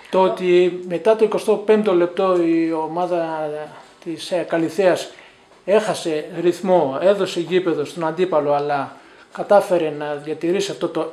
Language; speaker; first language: Greek; native; Greek